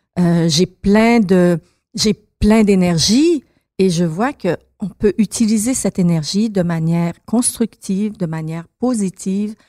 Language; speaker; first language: French; early bilingual, other home language; Persian